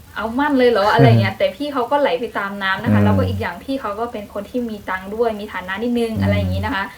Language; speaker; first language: Thai; non-native, fluent; Burmese